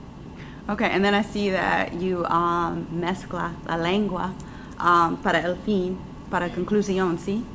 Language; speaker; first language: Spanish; non-native, learner; English